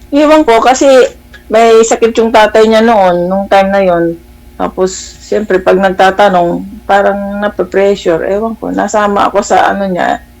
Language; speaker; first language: Filipino; non-native, local second language; Iloko